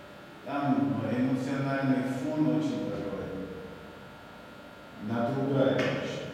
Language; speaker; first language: Russian; non-native, learner; Bulgarian